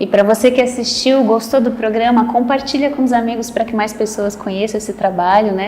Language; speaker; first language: Portuguese; native; Portuguese